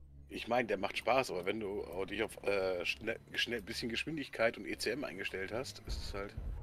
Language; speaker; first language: German; native; German